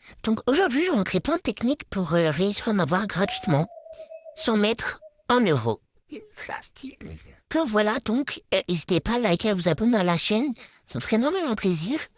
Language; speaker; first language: French; native; French